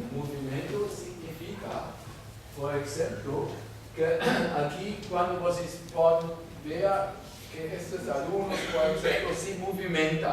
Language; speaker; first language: Portuguese; non-native, fluent; German